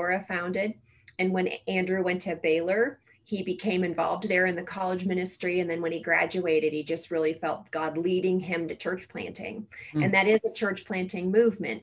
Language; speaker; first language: English; native; English